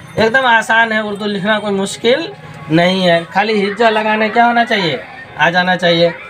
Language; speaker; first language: Hindi; native; Hindi